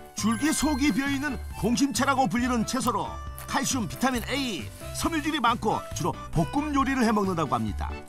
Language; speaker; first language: Korean; native; Korean